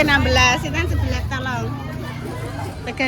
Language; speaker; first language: Indonesian; non-native, local second language; Javanese